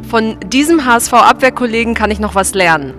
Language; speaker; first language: German; native; German